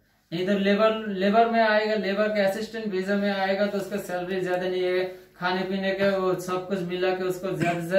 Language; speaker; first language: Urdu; non-native, local second language; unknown